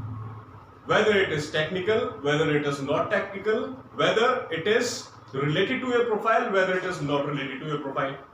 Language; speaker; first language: English; non-native, local second language; Hindi